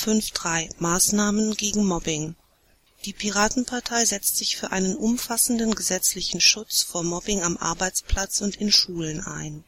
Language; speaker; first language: German; native; German